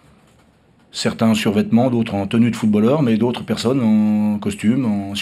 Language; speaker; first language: French; native; French